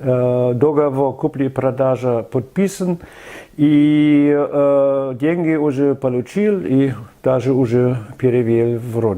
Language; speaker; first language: Russian; non-native, fluent; German